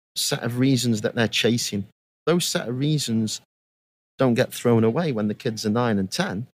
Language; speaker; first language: English; native; English